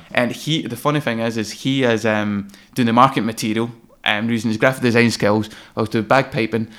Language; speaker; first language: English; native; English